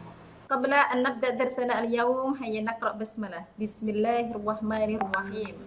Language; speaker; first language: Arabic; non-native, fluent; Indonesian